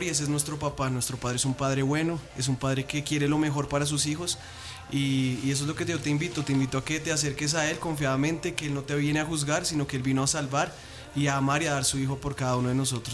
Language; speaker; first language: Spanish; native; Spanish